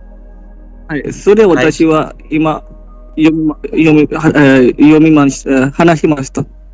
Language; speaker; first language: Japanese; non-native, learner; Hindi